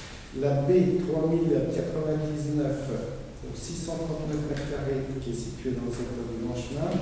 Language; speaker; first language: French; native; French